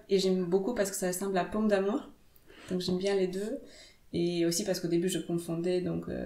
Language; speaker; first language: French; non-native, fluent; Romanian